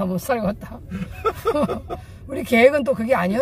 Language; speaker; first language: Korean; native; Korean